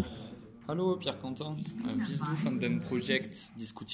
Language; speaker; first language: German; non-native, learner; French